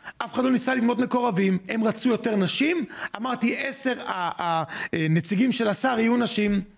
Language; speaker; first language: Hebrew; native; Hebrew